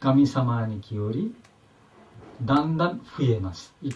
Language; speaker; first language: Japanese; non-native, learner; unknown